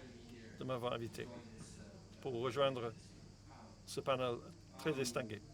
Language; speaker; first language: French; non-native, fluent; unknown